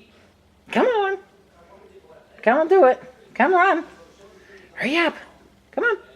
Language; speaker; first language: English; native; English